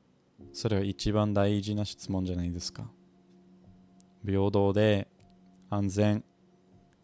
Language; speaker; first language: Japanese; non-native, fluent; English